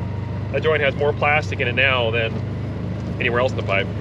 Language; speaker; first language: English; native; English